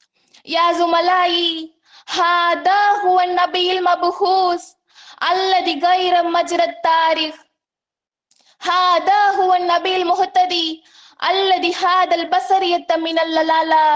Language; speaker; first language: Arabic; non-native, learner; Tamil